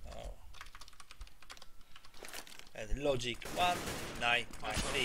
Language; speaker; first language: English; non-native, learner; Polish